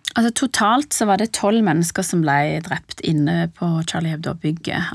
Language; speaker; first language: Norwegian; early bilingual, other home language; Persian